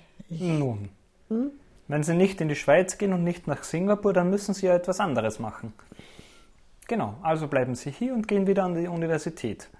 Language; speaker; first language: German; native; German